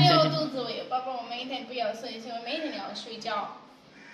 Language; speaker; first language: Chinese; non-native, learner; Nepali